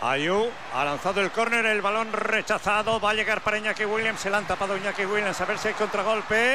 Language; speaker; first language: Spanish; native; Spanish